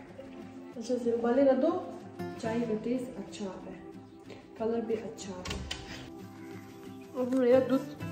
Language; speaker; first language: Hindi; non-native, local second language; Tibetan